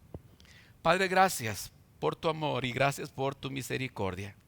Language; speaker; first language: Spanish; native; Spanish